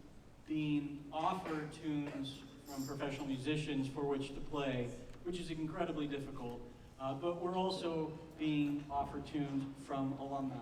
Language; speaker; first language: English; native; English